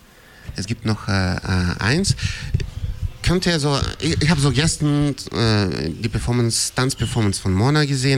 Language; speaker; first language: German; non-native, fluent; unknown